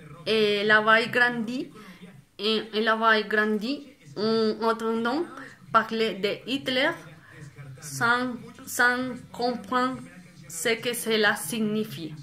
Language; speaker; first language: French; non-native, fluent; Spanish